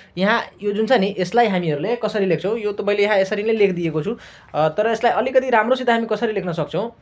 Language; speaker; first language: Nepali; non-native, local second language; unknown